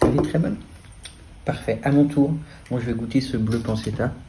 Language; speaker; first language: French; native; French